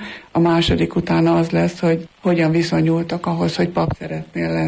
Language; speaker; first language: Hungarian; native; Hungarian